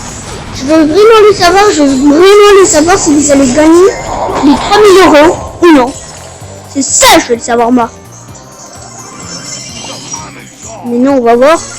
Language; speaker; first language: French; early bilingual, other home language; Romanian